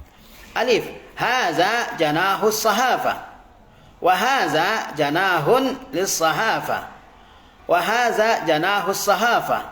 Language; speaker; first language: Arabic; non-native, fluent; Indonesian